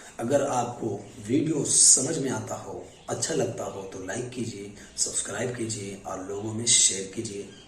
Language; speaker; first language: Hindi; native; Hindi